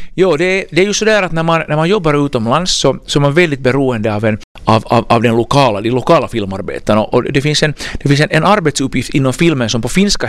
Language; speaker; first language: Swedish; native; Swedish